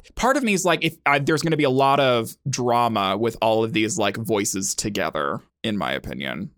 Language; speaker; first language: English; native; English